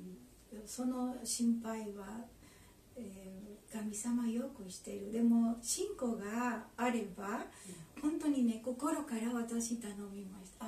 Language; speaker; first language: Japanese; non-native, learner; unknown